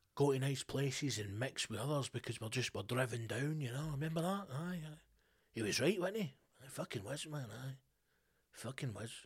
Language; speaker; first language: English; native; English